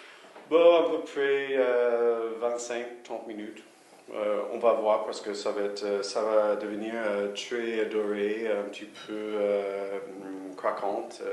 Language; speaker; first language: French; non-native, fluent; English